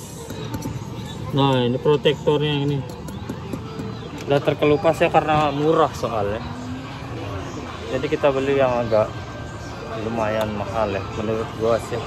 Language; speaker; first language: Indonesian; native; Indonesian